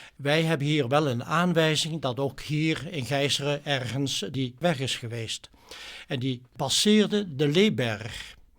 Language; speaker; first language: Dutch; native; Dutch